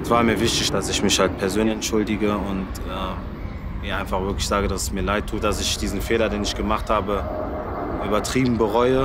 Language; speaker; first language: German; early bilingual, other home language; French